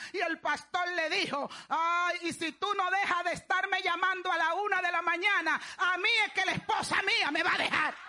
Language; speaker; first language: Spanish; native; Spanish